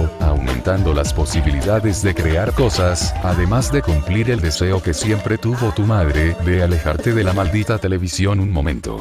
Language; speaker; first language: Spanish; native; Spanish